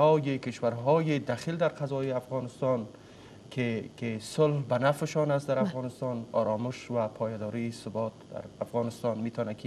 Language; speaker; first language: Persian; native; Persian